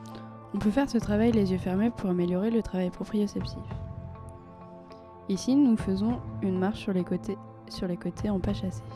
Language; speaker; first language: French; native; French